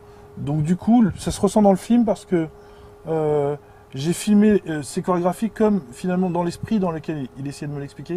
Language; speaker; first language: French; native; French